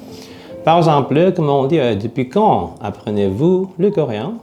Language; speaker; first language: French; non-native, fluent; Korean